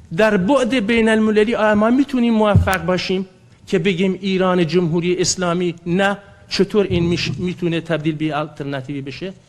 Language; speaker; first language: Persian; non-native, local second language; Kurdish